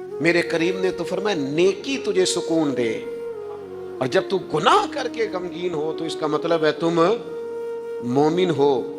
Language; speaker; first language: Urdu; non-native, local second language; Punjabi